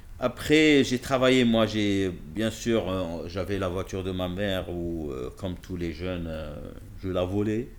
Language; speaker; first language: French; non-native, local second language; Arabic